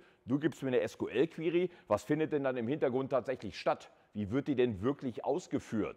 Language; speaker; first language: German; native; German